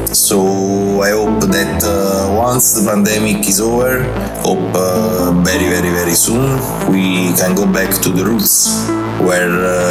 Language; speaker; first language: English; non-native, fluent; Italian